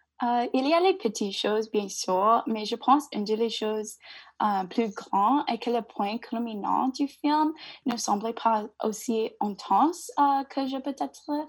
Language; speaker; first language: French; non-native, learner; English